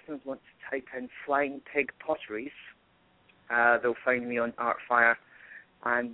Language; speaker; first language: English; native; English